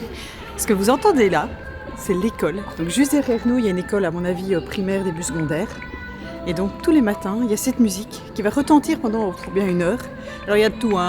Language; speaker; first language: French; native; French